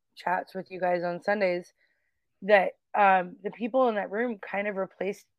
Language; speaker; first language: English; native; English